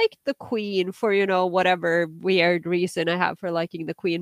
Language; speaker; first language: English; non-native, fluent; Norwegian